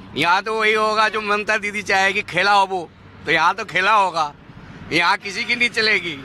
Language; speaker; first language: Hindi; native; Hindi